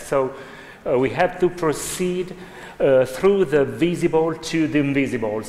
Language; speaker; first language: English; non-native, fluent; Italian